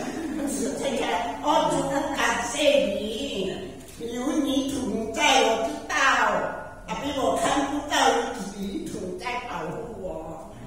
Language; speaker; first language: Chinese; early bilingual, heritage; Indonesian